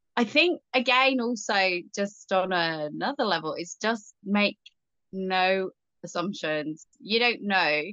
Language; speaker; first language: English; native; English